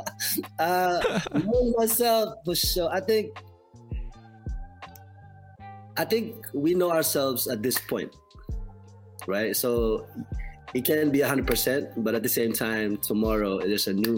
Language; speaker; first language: English; non-native, local second language; Filipino